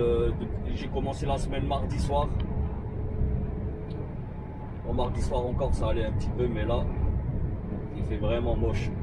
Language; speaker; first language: French; native; French